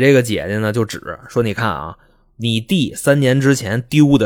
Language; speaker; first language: Chinese; native; Chinese